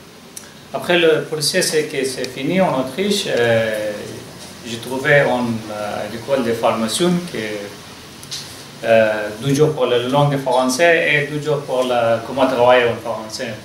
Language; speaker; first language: French; non-native, learner; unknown